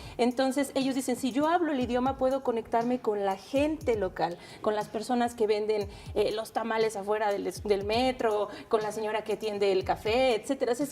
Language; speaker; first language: Spanish; native; Spanish